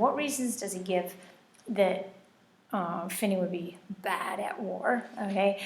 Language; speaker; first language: English; native; English